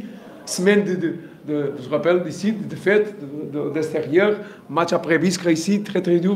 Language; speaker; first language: French; non-native, learner; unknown